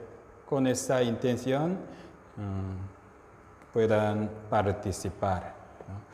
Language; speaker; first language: Spanish; non-native, fluent; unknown